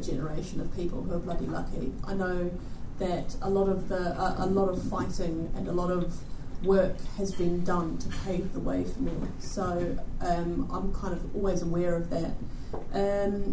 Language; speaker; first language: English; native; English